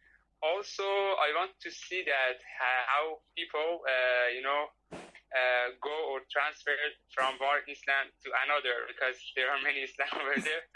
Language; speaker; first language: English; non-native, learner; Persian